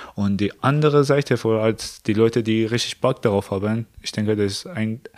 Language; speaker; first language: German; non-native, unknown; Persian